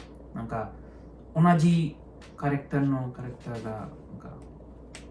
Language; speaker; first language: Japanese; non-native, learner; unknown